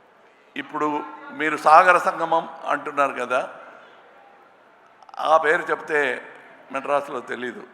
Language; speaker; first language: Telugu; non-native, local second language; Tamil